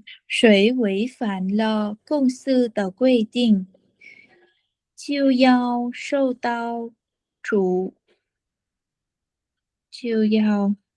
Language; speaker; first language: Chinese; non-native, learner; Vietnamese